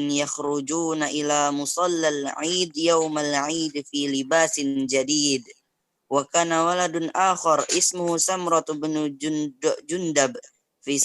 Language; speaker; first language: Arabic; non-native, learner; Indonesian